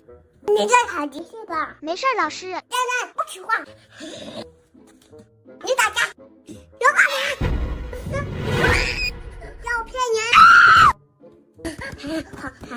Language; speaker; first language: Chinese; native; Chinese